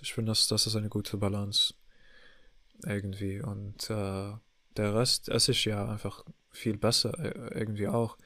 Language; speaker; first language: German; non-native, learner; English